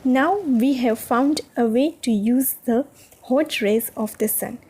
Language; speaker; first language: English; non-native, local second language; Gujarati